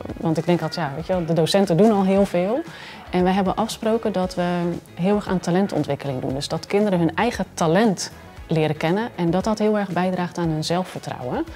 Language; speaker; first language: Dutch; native; Dutch